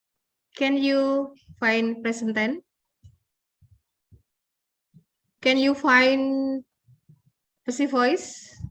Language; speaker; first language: English; non-native, learner; Indonesian